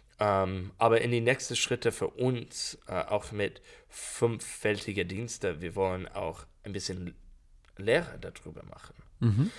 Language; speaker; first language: German; non-native, learner; English